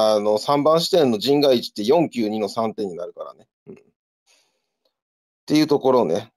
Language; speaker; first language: Japanese; native; Japanese